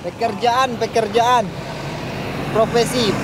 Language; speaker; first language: Indonesian; native; Indonesian